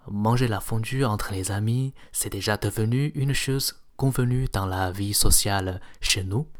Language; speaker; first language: French; non-native, fluent; Chinese